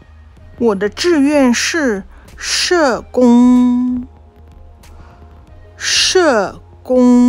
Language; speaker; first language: Chinese; non-native, local second language; Cantonese